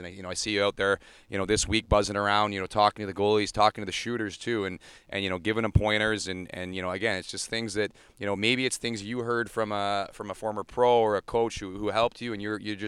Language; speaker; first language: English; native; English